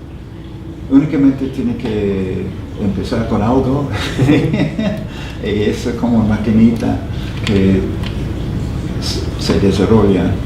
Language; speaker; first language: Spanish; non-native, fluent; English